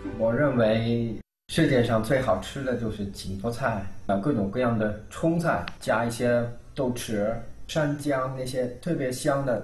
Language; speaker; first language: Chinese; non-native, fluent; Dutch